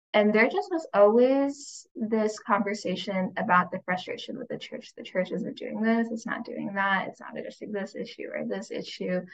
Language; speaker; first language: English; native; English